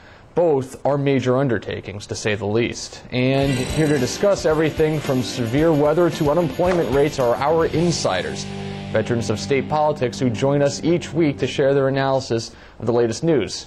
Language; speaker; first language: English; native; English